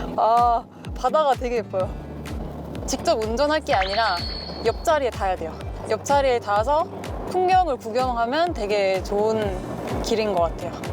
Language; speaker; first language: Korean; non-native, fluent; Swedish